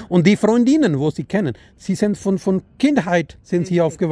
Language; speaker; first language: German; non-native, learner; Urdu